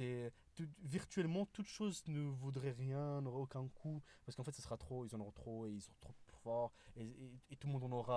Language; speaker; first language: French; native; French